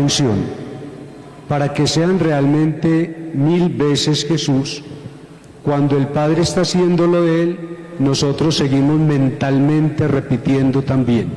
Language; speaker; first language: Spanish; native; Spanish